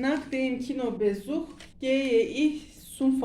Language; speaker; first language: German; non-native, learner; Turkish